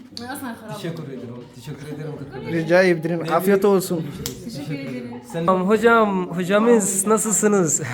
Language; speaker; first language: Turkish; non-native, learner; Arabic